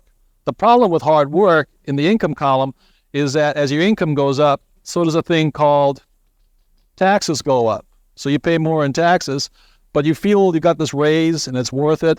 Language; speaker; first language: English; native; English